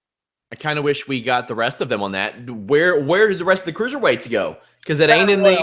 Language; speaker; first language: English; native; English